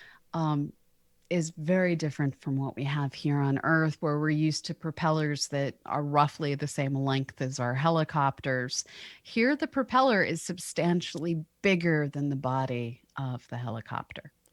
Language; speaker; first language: English; native; English